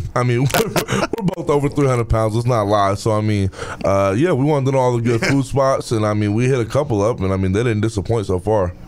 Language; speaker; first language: English; native; English